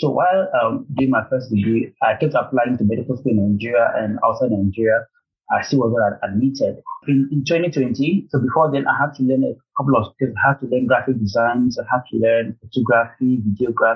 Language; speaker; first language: English; non-native, local second language; Igbo